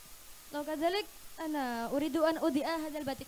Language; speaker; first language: Arabic; non-native, learner; Indonesian